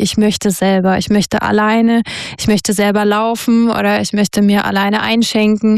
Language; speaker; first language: German; native; German